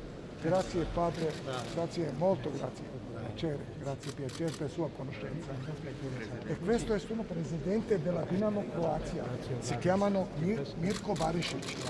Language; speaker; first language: Italian; non-native, learner; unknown